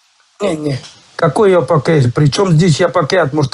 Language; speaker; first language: Russian; non-native, learner; Kurdish